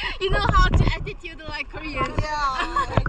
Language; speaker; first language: English; non-native, learner; Korean